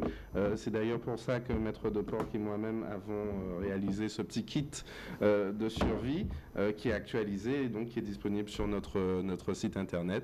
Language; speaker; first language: French; native; French